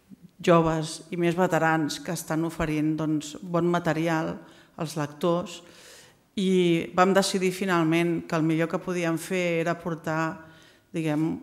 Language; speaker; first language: Catalan; native; Catalan